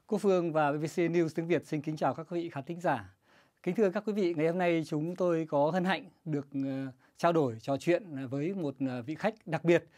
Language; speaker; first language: Vietnamese; native; Vietnamese